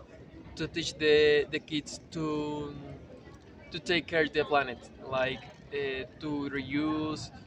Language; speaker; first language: English; non-native, learner; Spanish